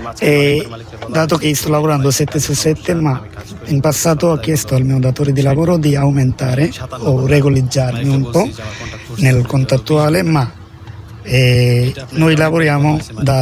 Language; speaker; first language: Italian; non-native, learner; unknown